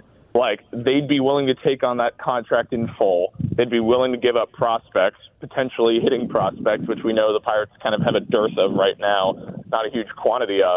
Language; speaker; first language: English; native; English